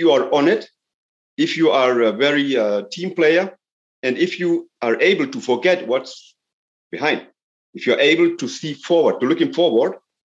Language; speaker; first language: English; non-native, fluent; German